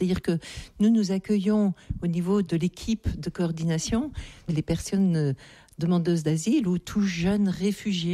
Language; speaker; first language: French; native; French